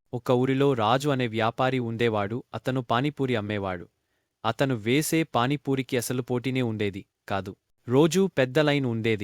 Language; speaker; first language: Telugu; native; Telugu